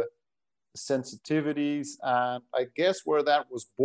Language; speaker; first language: English; non-native, fluent; Portuguese